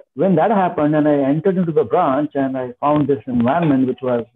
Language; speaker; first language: English; non-native, local second language; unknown